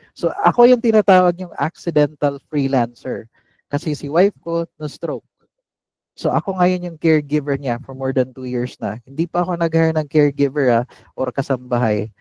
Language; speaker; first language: Filipino; non-native, local second language; Cebuano